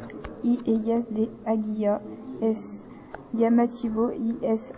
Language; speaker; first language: Spanish; non-native, learner; French